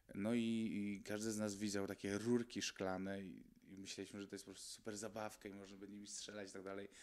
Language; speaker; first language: Polish; early bilingual, other home language; Mongolian